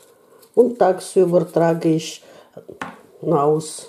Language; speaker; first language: German; non-native, learner; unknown